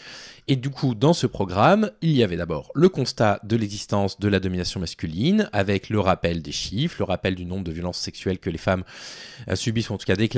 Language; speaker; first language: French; native; French